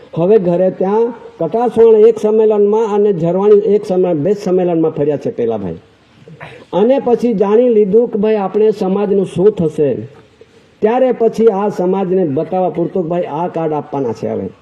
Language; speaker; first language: Gujarati; non-native, local second language; Bhili